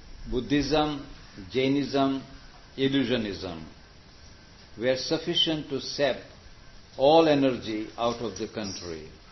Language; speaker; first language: English; non-native, local second language; Gujarati